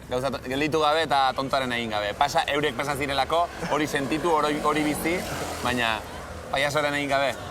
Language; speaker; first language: Basque; native; Basque